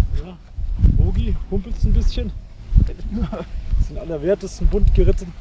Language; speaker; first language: German; native; German